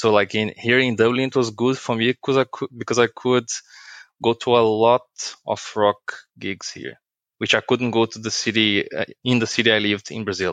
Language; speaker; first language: English; non-native, fluent; Portuguese